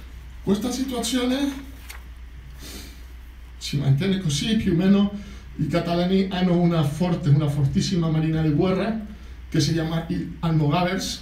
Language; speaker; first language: Italian; non-native, fluent; Catalan